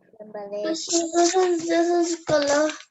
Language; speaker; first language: English; non-native, learner; Urdu